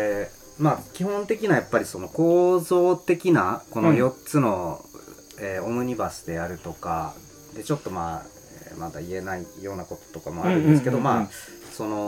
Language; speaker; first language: Japanese; native; Japanese